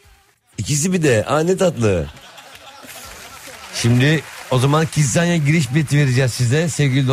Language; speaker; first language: Turkish; native; Turkish